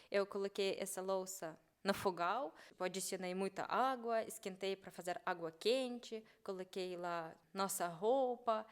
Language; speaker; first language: Portuguese; non-native, learner; Russian